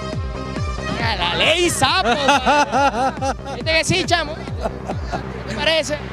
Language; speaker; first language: Spanish; native; Spanish